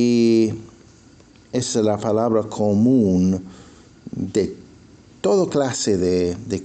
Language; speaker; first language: Spanish; non-native, fluent; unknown